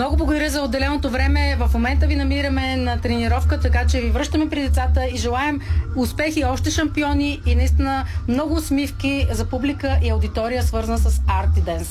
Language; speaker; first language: Bulgarian; native; Bulgarian